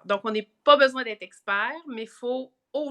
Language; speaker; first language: French; native; French